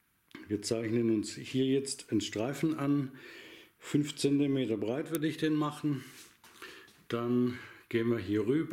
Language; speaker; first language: German; native; German